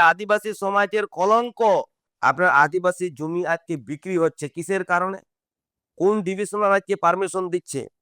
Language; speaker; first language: Bangla; non-native, local second language; Santali